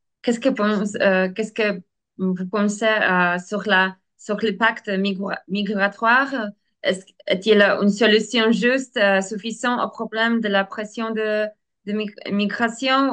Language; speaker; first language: French; non-native, learner; Polish